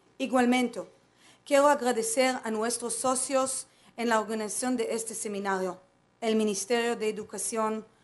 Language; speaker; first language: Spanish; non-native, fluent; Hebrew